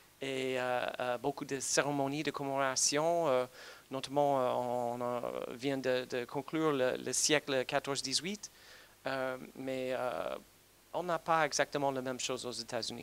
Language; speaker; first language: French; non-native, fluent; English